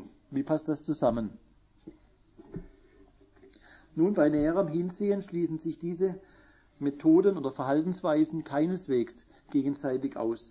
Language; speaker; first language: German; native; German